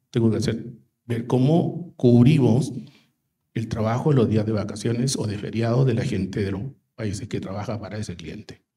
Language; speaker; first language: Spanish; native; Spanish